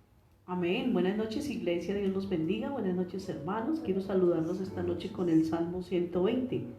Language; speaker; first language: Spanish; native; Spanish